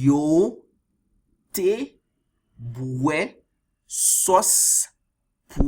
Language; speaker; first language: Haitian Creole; early bilingual, heritage; Haitian Creole